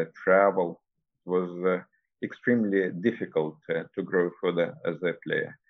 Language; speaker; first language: English; non-native, fluent; Russian